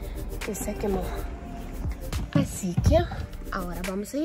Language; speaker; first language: Spanish; non-native, learner; Ukrainian